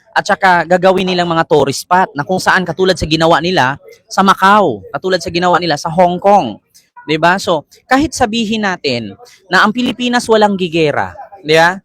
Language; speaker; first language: Filipino; native; Filipino